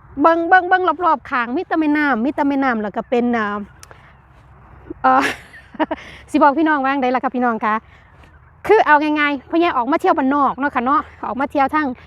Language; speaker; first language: Thai; non-native, local second language; Lao